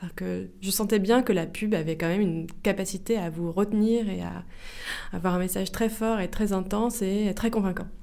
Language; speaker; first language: French; native; French